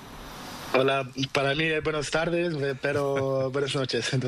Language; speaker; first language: Spanish; non-native, learner; Portuguese